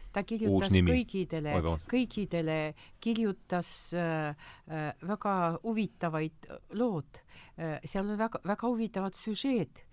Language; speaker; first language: Estonian; non-native, local second language; Russian